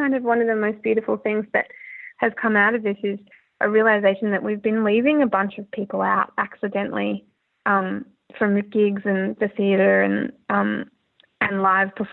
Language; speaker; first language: English; native; English